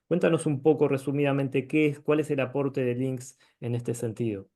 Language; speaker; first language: Spanish; native; Spanish